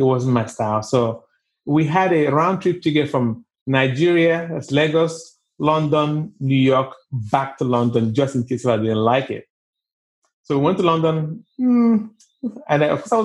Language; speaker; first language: English; non-native, local second language; Igbo